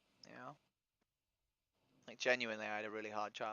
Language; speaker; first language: English; native; English